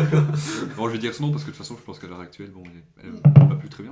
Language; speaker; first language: French; native; French